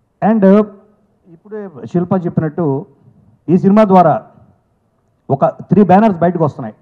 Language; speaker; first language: Telugu; native; Telugu